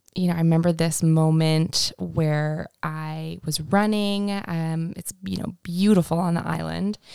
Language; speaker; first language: English; native; English